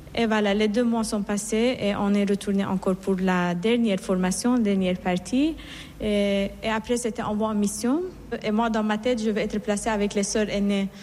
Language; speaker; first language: French; non-native, fluent; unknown